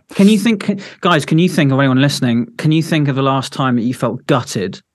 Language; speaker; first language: English; native; English